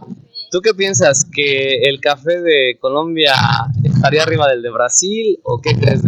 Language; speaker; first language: Spanish; non-native, fluent; Portuguese